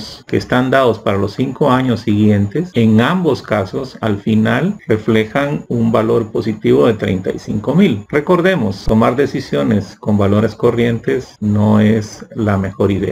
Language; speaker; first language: Spanish; native; Spanish